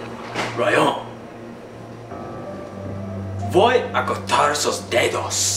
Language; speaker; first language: Spanish; non-native, learner; English